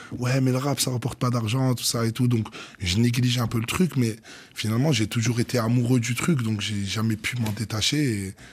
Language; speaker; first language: French; native; French